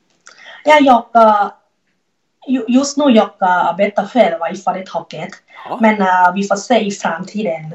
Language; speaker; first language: Swedish; non-native, learner; Thai